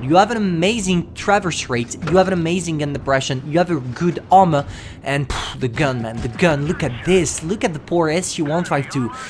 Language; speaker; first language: English; non-native, fluent; French